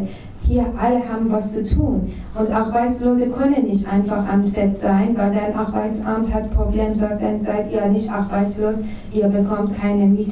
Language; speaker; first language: German; non-native, fluent; Persian